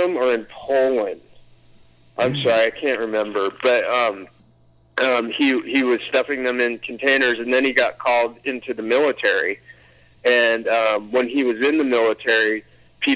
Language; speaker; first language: English; native; English